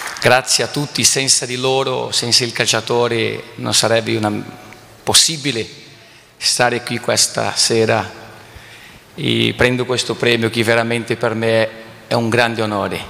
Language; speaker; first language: Italian; non-native, fluent; Portuguese